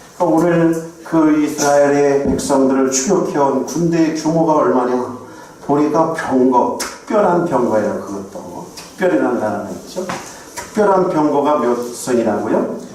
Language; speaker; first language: Korean; native; Korean